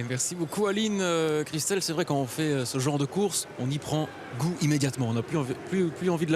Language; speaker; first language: French; native; French